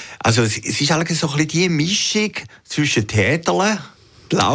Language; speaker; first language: German; native; German